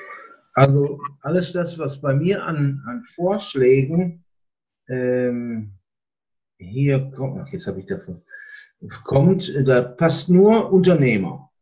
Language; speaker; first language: German; native; German